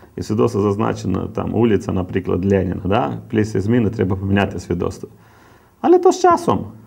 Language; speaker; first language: Ukrainian; non-native, local second language; Romanian